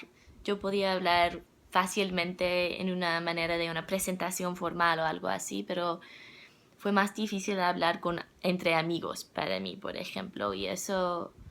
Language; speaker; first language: Spanish; non-native, learner; English